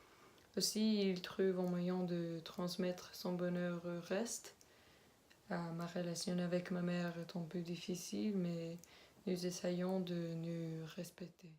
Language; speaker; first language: French; non-native, learner; Spanish